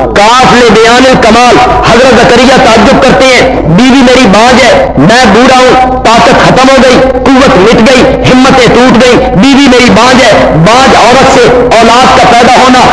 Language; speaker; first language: Urdu; non-native, local second language; Punjabi